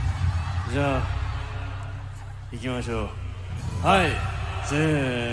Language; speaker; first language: Japanese; non-native, learner; Korean